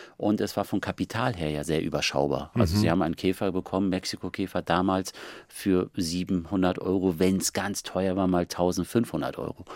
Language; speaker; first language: German; early bilingual, other home language; Persian